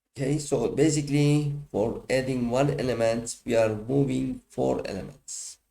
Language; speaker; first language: English; non-native, fluent; Turkish